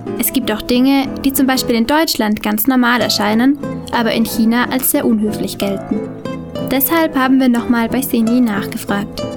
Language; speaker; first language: German; native; German